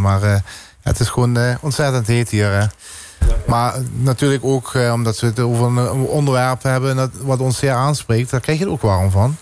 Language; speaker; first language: Dutch; native; Dutch